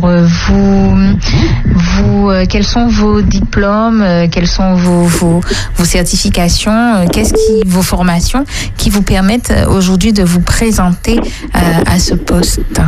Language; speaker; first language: French; native; French